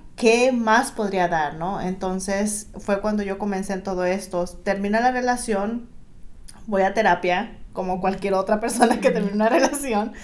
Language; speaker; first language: Spanish; native; Spanish